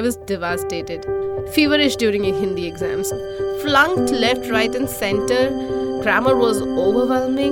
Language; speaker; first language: English; non-native, local second language; Bangla